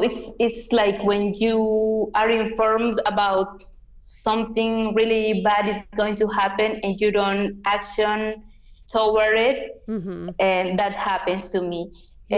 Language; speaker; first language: English; non-native, fluent; Yucateco